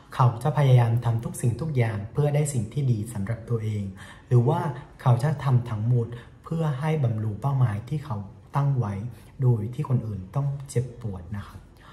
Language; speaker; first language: Thai; non-native, fluent; Vietnamese